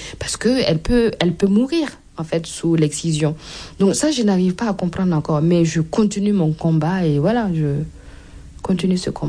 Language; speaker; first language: French; non-native, local second language; Mossi